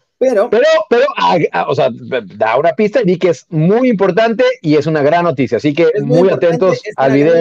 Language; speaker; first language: Spanish; native; Spanish